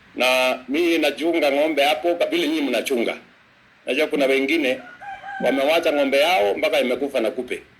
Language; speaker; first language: Swahili; non-native, local second language; Kalenjin